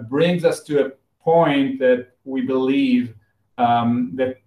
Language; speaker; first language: English; non-native, fluent; Hebrew